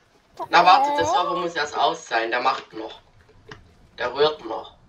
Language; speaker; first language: German; native; German